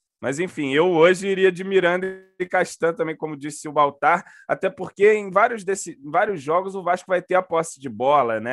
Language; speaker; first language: Portuguese; native; Portuguese